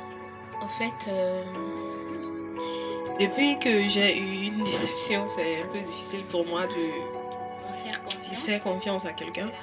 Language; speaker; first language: French; non-native, local second language; English